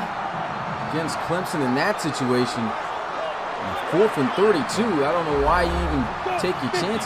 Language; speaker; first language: English; native; English